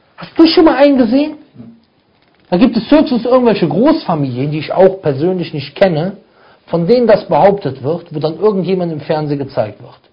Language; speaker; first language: German; native; German